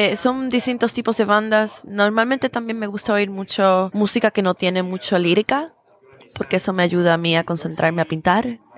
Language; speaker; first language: Spanish; native; Spanish